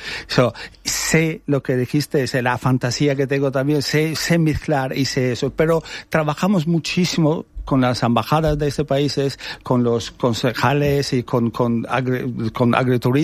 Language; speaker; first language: Spanish; non-native, fluent; Albanian